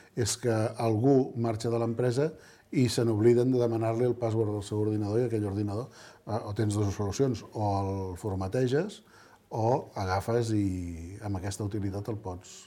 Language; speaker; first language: Catalan; native; Catalan